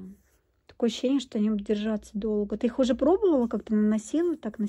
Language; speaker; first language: Russian; native; Russian